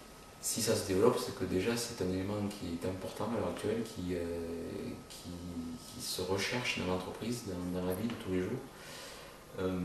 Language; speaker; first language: French; native; French